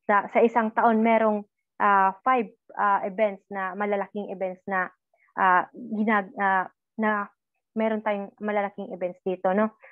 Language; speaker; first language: Filipino; native; Filipino